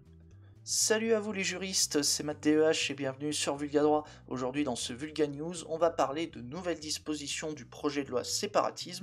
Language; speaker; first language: French; native; French